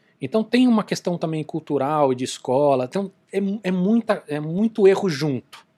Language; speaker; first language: Portuguese; native; Portuguese